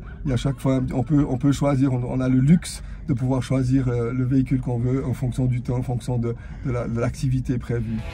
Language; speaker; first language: French; native; French